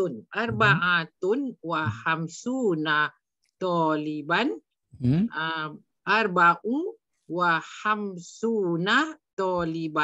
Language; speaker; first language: Arabic; non-native, learner; Malay